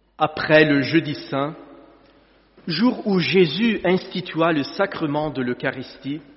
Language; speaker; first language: French; non-native, fluent; Italian